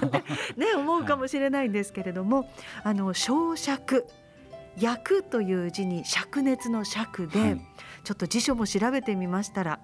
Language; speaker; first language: Japanese; native; Japanese